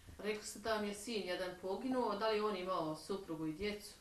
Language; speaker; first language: Bosnian; native; Bosnian